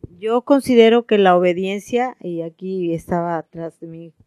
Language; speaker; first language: Spanish; native; Spanish